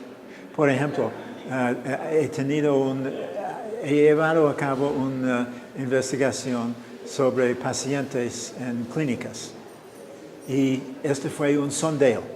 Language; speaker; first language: Spanish; non-native, fluent; English